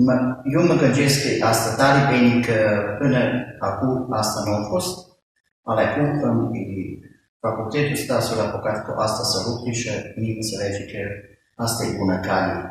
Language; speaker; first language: Romanian; early bilingual, heritage; Romanian